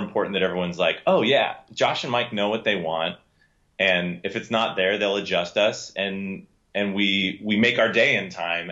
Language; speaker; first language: English; native; English